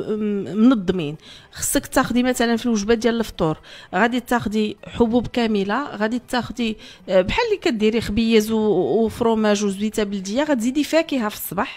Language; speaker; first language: Arabic; native; Arabic